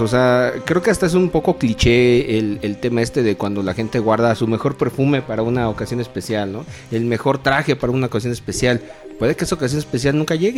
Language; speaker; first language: Spanish; native; Spanish